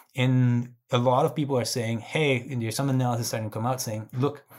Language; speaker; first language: English; non-native, fluent; Spanish